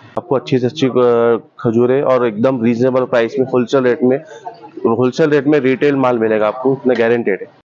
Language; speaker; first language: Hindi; non-native, local second language; Urdu